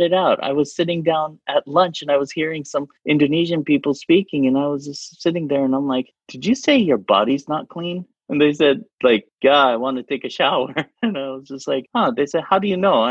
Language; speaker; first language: English; non-native, fluent; Arabic